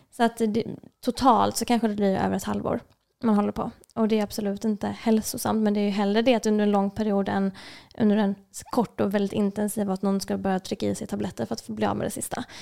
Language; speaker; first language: Swedish; native; Swedish